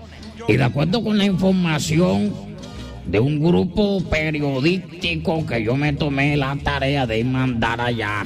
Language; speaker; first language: Spanish; native; Spanish